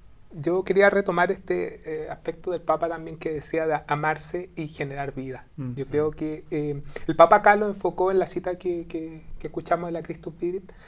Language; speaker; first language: Spanish; native; Spanish